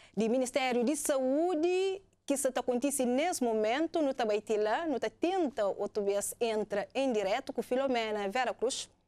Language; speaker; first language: Portuguese; non-native, local second language; Kabuverdianu